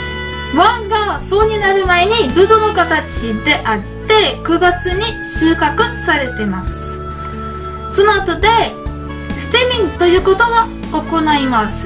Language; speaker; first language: Japanese; non-native, learner; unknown